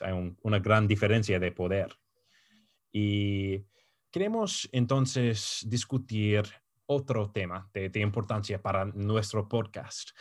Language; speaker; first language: Spanish; non-native, fluent; English